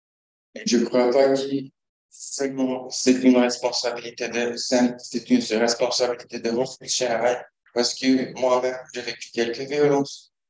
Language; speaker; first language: French; non-native, learner; Kurdish